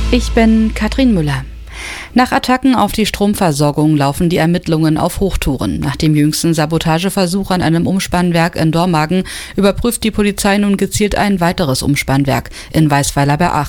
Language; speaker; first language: German; native; German